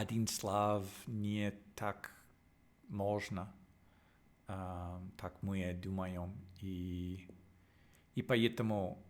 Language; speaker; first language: Russian; non-native, learner; English